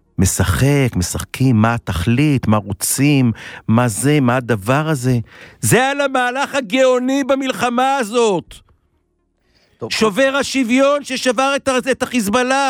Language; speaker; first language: Hebrew; native; Hebrew